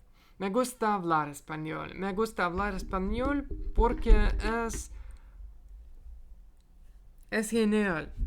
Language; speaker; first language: Spanish; non-native, learner; Russian